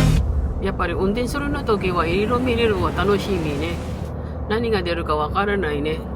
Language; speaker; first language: Japanese; non-native, learner; Filipino